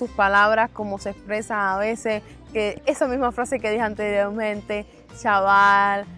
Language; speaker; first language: Spanish; native; Spanish